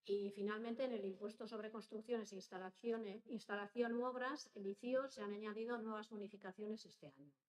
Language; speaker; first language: Spanish; native; Spanish